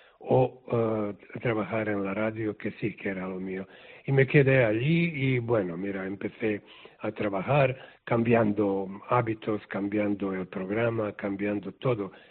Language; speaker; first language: Spanish; non-native, fluent; Serbian